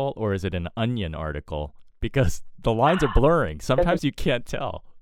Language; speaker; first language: English; native; English